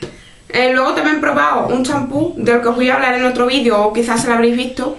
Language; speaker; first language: Spanish; native; Spanish